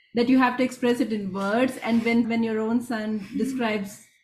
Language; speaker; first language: English; non-native, local second language; Hindi